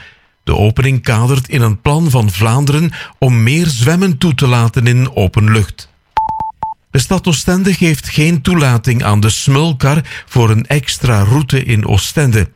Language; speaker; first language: Dutch; native; Dutch